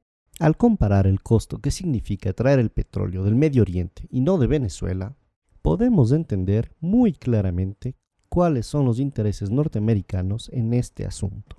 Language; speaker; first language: Spanish; native; Spanish